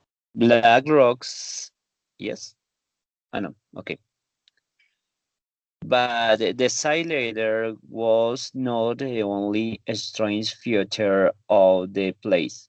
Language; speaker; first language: English; non-native, learner; Spanish